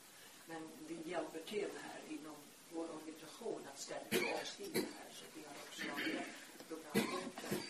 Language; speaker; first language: Swedish; non-native, fluent; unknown